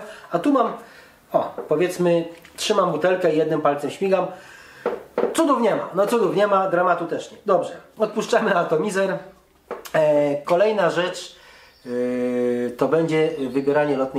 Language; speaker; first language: Polish; native; Polish